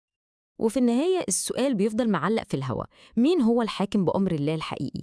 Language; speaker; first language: Arabic; native; Arabic